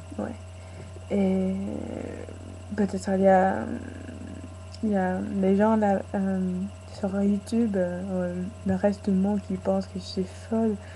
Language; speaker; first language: French; non-native, learner; English